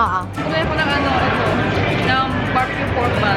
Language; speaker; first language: Filipino; non-native, learner; English